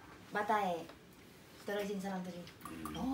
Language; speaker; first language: Korean; non-native, fluent; Vietnamese